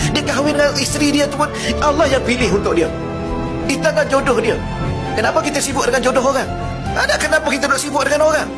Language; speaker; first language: Malay; native; Malay